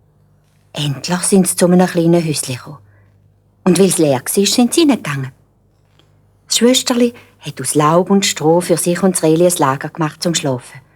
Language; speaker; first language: German; native; German